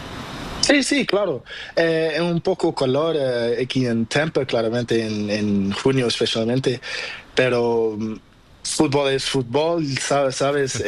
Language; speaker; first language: Spanish; non-native, learner; Portuguese